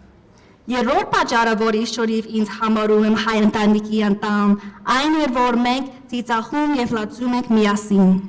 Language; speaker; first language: Armenian; non-native, learner; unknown